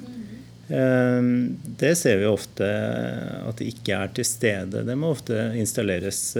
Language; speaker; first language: Norwegian; native; Norwegian